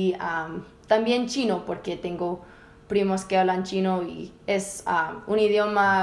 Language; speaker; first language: Spanish; early bilingual, heritage; Spanish